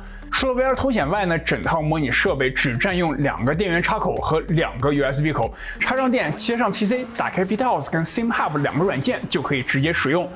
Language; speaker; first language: Chinese; native; Chinese